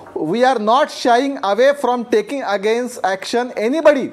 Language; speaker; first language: English; non-native, local second language; Marathi